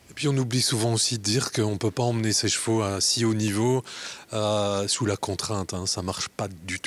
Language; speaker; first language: French; native; French